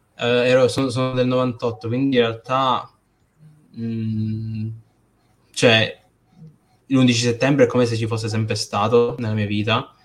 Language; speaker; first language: Italian; early bilingual, other home language; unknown